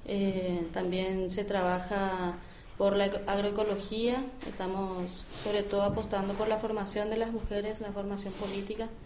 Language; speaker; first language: Spanish; native; Spanish